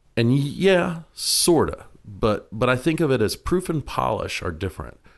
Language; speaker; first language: English; native; English